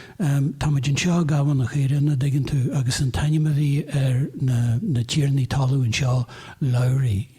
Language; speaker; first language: Irish; native; Irish